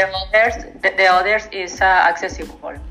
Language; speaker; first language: English; non-native, learner; Spanish